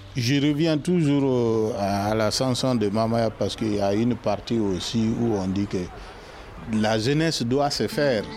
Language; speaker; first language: French; non-native, local second language; Mandingo